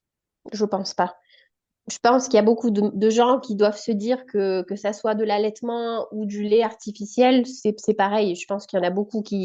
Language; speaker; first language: French; native; French